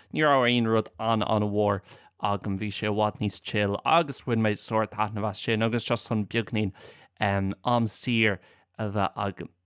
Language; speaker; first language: Irish; non-native, local second language; English